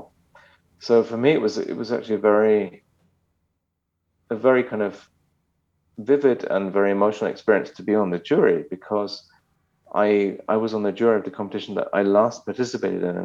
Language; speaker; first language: English; native; English